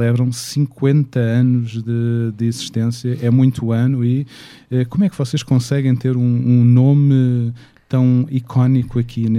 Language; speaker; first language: Portuguese; native; Portuguese